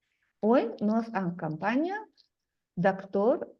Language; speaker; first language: Spanish; non-native, fluent; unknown